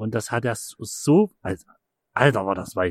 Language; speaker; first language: German; native; German